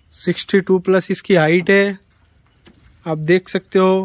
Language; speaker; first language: Hindi; non-native, local second language; Gujarati